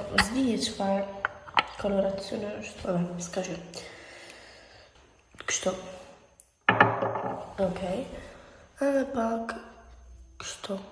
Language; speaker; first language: Albanian; early bilingual, heritage; Albanian